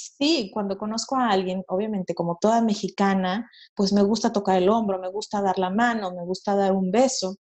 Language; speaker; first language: Spanish; native; Spanish